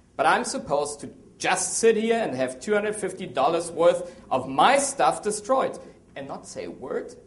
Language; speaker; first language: English; non-native, fluent; German